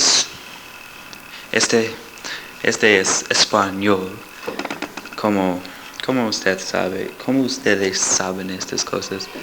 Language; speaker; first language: Spanish; non-native, learner; English